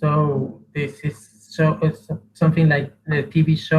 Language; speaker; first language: English; non-native, learner; Spanish